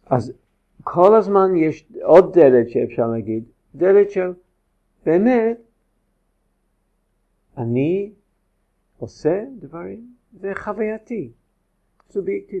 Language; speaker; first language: Hebrew; non-native, fluent; English